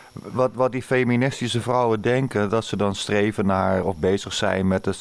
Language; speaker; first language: Dutch; native; Dutch